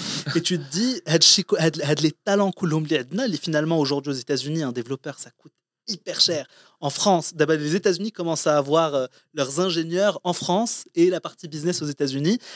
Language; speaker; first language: French; non-native, local second language; Arabic